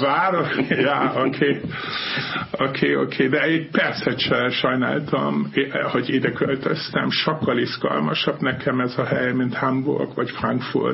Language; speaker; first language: Hungarian; non-native, fluent; German